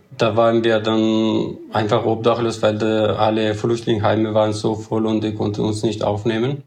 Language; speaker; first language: German; non-native, fluent; Persian